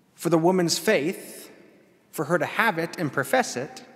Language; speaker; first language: English; native; English